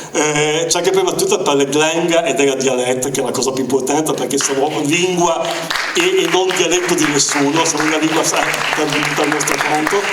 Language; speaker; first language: Italian; native; Italian